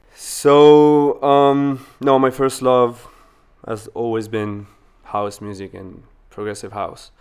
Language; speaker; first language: English; non-native, fluent; Spanish